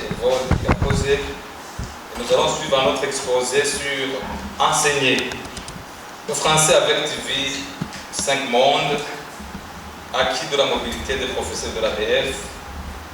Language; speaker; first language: French; non-native, local second language; Rundi